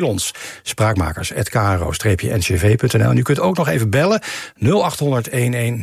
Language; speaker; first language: Dutch; native; Dutch